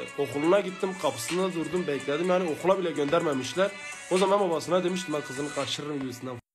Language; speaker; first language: Turkish; non-native, local second language; Kurdish